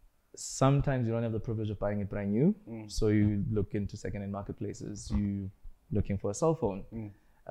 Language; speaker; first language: English; non-native, local second language; Zulu